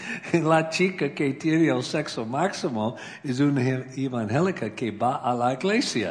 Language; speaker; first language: Spanish; non-native, learner; English